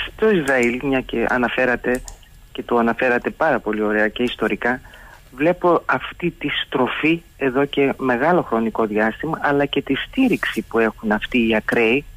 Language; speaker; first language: Greek; native; Greek